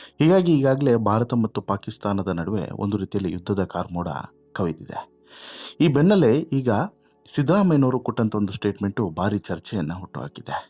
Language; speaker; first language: Kannada; native; Kannada